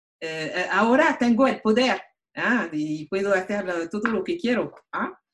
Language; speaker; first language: Spanish; non-native, learner; French